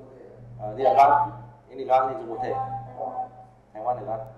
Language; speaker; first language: Vietnamese; native; Vietnamese